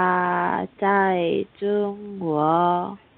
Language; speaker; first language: Chinese; non-native, learner; Korean